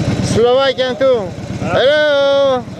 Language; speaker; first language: English; non-native, learner; French